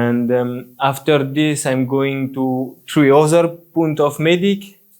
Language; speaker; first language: English; non-native, learner; French